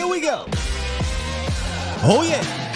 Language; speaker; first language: English; native; English